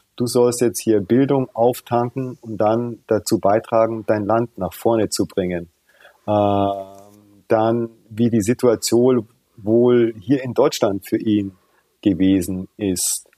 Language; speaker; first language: German; early bilingual, other home language; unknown